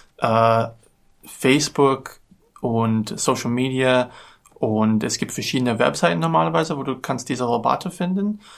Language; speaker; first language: German; non-native, learner; English